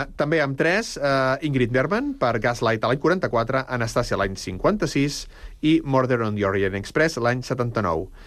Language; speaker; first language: Catalan; native; Catalan